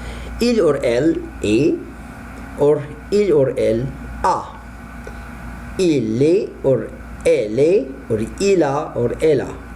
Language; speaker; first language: French; non-native, fluent; Arabic